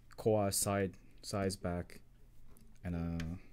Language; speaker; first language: English; non-native, fluent; Japanese